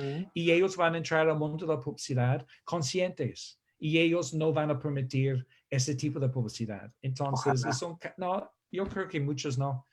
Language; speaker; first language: Spanish; non-native, fluent; English